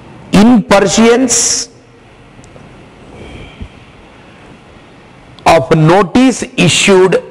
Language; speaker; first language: English; non-native, local second language; Hindi